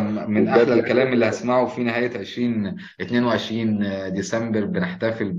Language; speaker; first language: Arabic; native; Arabic